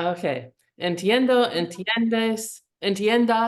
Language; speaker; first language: Spanish; non-native, learner; English